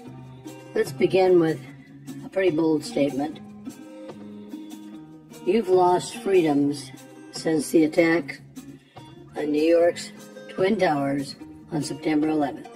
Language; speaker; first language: English; native; English